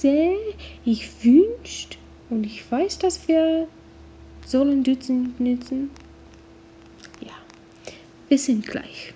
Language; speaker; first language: German; non-native, learner; English